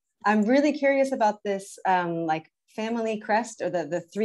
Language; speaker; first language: English; native; English